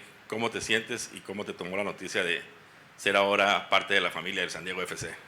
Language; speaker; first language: Spanish; native; Spanish